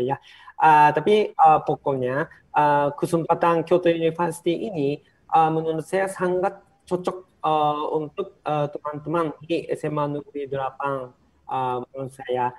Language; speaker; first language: Indonesian; non-native, fluent; Japanese